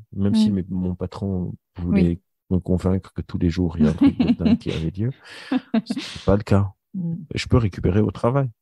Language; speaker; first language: French; non-native, local second language; Arabic